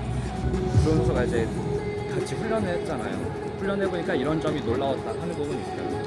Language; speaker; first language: Korean; native; Korean